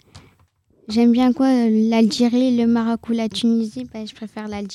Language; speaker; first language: French; early bilingual, other home language; Arabic